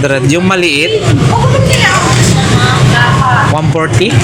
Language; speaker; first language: Filipino; native; Filipino